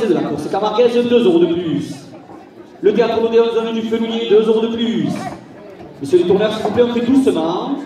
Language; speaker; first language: French; native; French